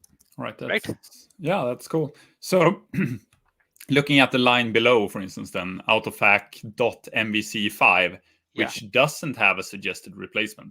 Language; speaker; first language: English; non-native, fluent; Swedish